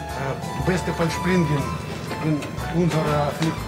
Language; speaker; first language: German; non-native, learner; Russian